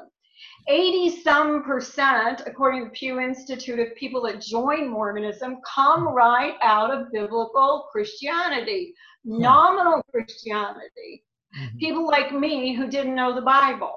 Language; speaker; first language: English; native; English